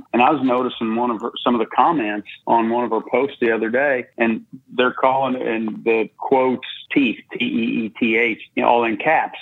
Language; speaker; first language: English; native; English